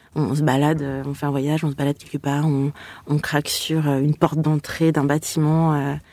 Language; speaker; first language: French; native; French